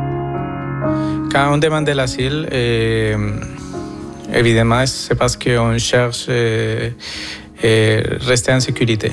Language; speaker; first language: French; non-native, fluent; Spanish